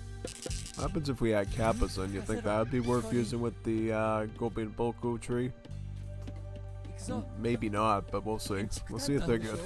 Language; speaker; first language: English; native; English